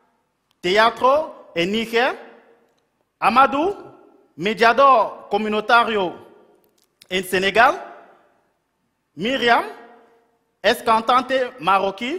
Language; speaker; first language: Spanish; non-native, local second language; French